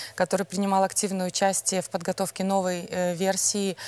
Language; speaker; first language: Russian; non-native, local second language; Belarusian